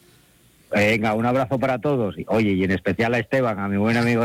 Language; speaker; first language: Spanish; native; Spanish